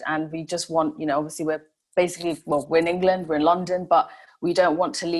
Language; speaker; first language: English; non-native, local second language; Swahili